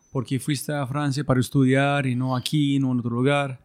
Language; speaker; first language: Spanish; non-native, learner; English